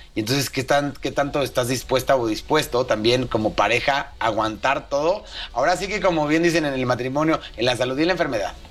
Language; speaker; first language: Spanish; native; Spanish